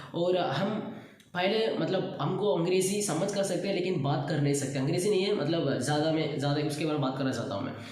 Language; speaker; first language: Hindi; non-native, local second language; Tamil